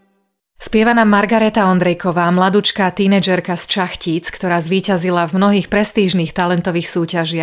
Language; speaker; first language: Slovak; native; Slovak